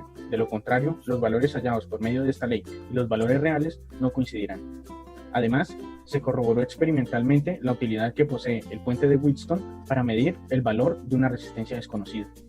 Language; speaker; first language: Spanish; native; Spanish